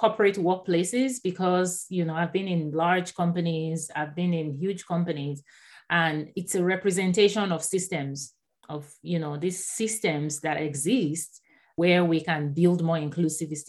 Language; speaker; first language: English; non-native, local second language; Yoruba